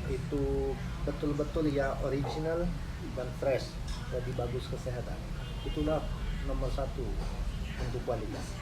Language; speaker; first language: Indonesian; non-native, learner; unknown